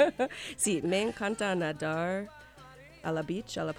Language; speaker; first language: Spanish; non-native, learner; English